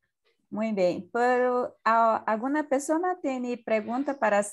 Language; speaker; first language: Spanish; non-native, learner; Portuguese